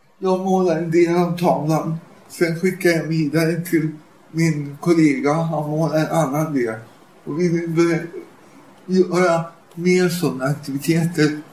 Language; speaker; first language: Swedish; native; Swedish